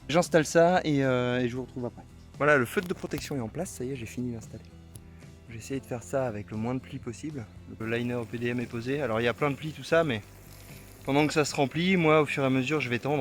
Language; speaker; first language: French; native; French